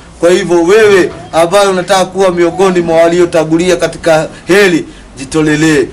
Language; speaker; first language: Swahili; non-native, local second language; Kikuyu